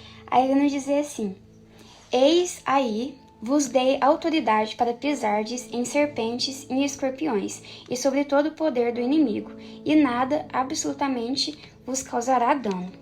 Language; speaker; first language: Portuguese; native; Portuguese